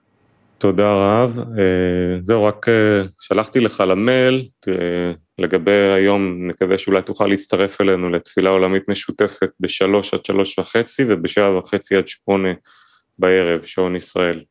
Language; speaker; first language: Hebrew; native; Hebrew